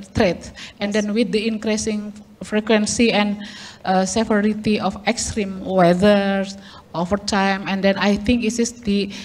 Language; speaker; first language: English; non-native, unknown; Indonesian